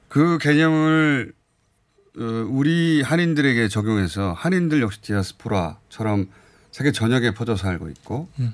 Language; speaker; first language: Korean; native; Korean